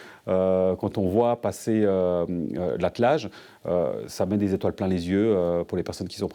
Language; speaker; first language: French; native; French